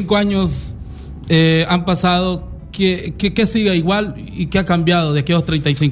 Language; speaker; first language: Spanish; native; Spanish